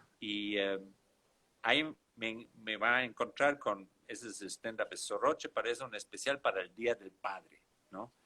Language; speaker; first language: Spanish; non-native, fluent; German